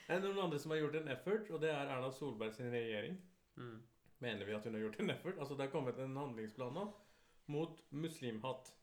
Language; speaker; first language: Norwegian; early bilingual, other home language; Urdu